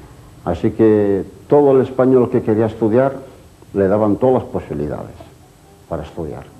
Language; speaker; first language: Spanish; non-native, local second language; Asturian